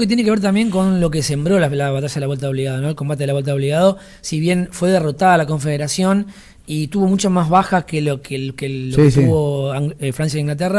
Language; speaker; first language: Spanish; native; Spanish